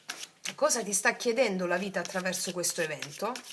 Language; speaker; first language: Italian; native; Italian